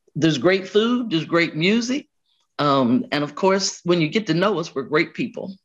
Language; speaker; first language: English; native; English